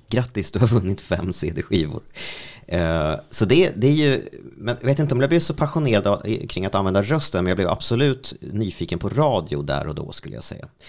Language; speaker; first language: Swedish; native; Swedish